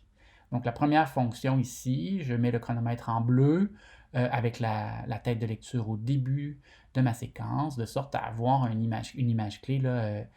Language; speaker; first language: French; native; French